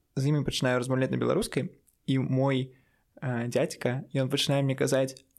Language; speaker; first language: Belarusian; non-native, local second language; Russian